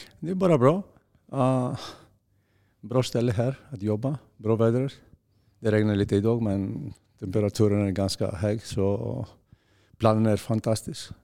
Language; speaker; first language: Swedish; non-native, fluent; Greek